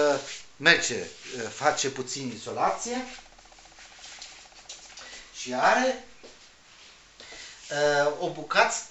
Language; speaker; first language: Romanian; non-native, learner; Spanish